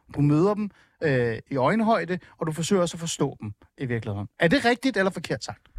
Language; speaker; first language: Danish; native; Danish